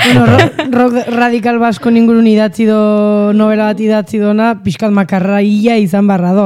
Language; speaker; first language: Basque; native; Basque